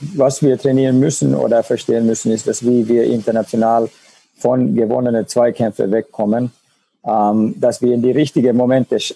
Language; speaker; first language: German; non-native, fluent; Finnish